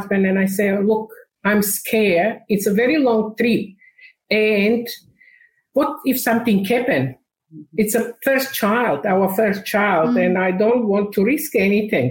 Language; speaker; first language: English; non-native, learner; Macedonian